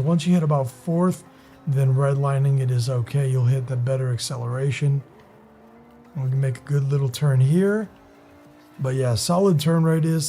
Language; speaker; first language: English; native; English